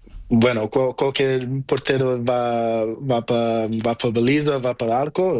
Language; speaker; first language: Spanish; non-native, learner; Portuguese